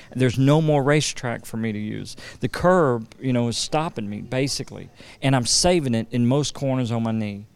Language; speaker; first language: English; native; English